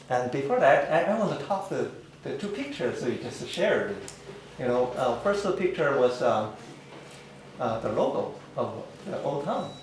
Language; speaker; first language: English; non-native, learner; Chinese